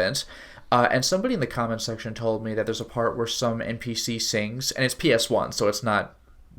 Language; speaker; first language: English; native; English